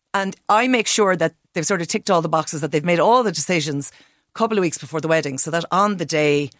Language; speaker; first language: English; native; English